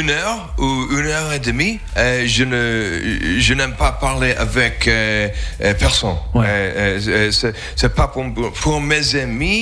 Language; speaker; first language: French; non-native, learner; English